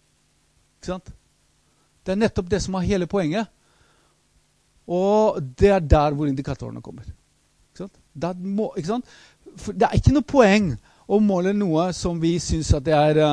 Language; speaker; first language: Norwegian; non-native, fluent; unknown